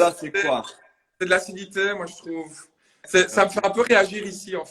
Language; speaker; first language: French; native; French